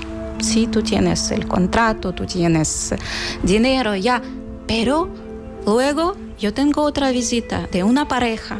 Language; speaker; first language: Spanish; non-native, local second language; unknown